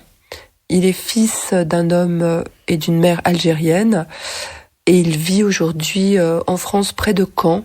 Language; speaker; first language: French; native; French